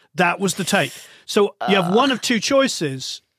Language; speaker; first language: English; native; English